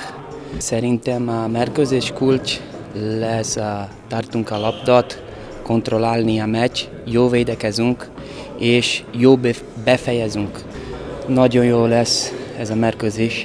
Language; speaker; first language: Hungarian; non-native, learner; Portuguese